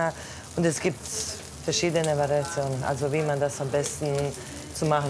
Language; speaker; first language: German; non-native, fluent; Croatian